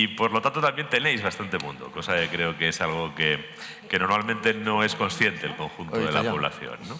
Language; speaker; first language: Spanish; native; Spanish